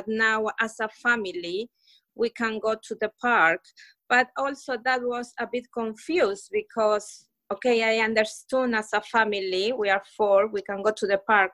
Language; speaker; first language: English; non-native, fluent; Spanish